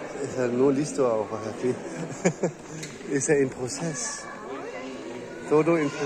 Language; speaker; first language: Spanish; non-native, learner; German